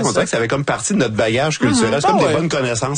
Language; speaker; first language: French; native; French